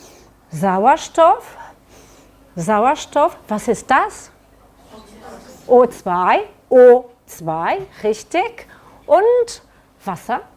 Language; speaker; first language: German; non-native, learner; Catalan